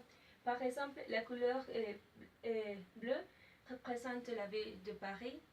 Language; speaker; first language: French; non-native, learner; Spanish